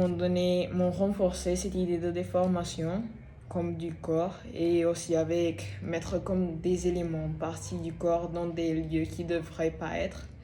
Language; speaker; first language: French; non-native, fluent; Spanish